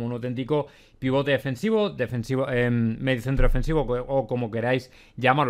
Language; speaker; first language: Spanish; native; Spanish